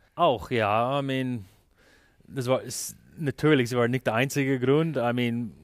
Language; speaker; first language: German; non-native, fluent; English